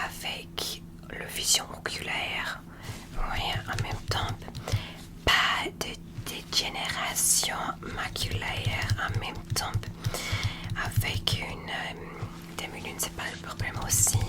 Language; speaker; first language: French; non-native, learner; English